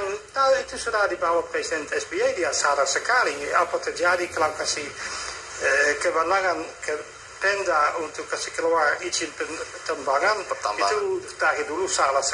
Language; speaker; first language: Indonesian; non-native, fluent; Dutch